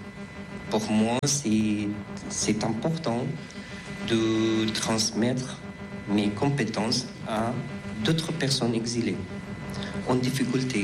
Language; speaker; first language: French; non-native, fluent; Persian